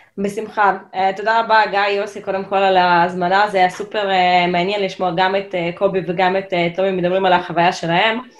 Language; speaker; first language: Hebrew; non-native, fluent; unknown